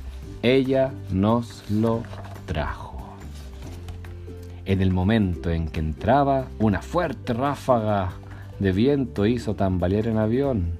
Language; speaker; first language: Spanish; native; Spanish